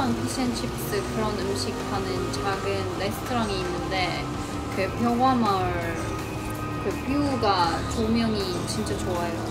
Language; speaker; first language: Korean; non-native, fluent; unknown